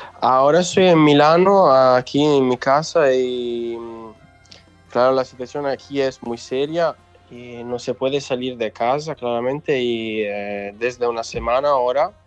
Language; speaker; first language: Spanish; non-native, local second language; Italian